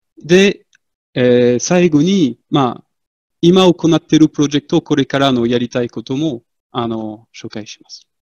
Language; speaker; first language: Japanese; non-native, fluent; French